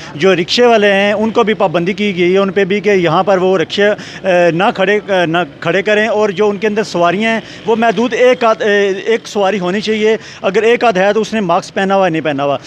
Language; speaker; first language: Urdu; non-native, local second language; Punjabi